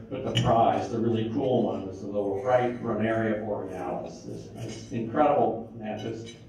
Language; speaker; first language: English; native; English